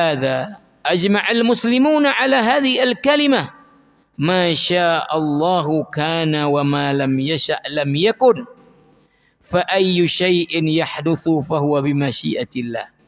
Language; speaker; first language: Arabic; non-native, fluent; Indonesian